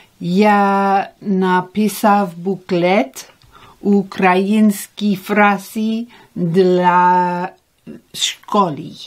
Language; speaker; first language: Ukrainian; non-native, learner; English